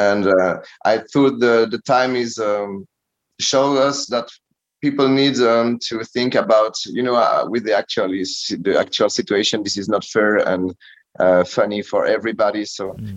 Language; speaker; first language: English; non-native, learner; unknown